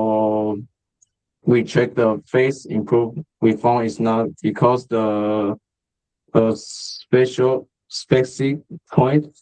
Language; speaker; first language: English; non-native, learner; Chinese